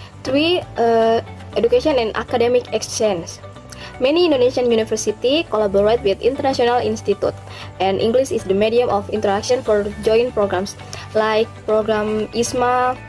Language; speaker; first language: English; non-native, learner; Indonesian